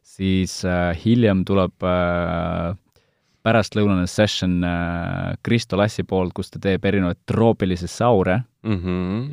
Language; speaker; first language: Estonian; non-native, local second language; Russian